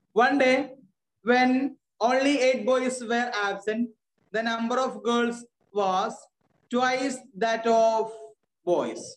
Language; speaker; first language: English; non-native, local second language; Malayalam